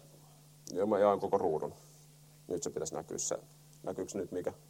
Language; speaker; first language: Finnish; native; Finnish